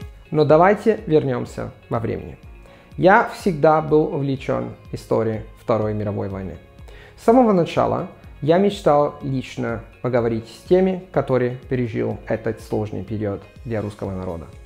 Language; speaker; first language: Russian; non-native, fluent; Italian